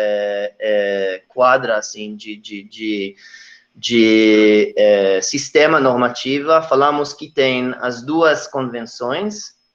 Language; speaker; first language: Portuguese; non-native, fluent; Hebrew